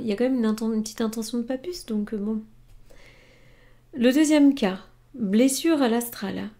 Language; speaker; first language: French; native; French